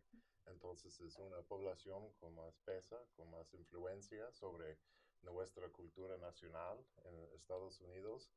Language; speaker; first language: Spanish; non-native, fluent; English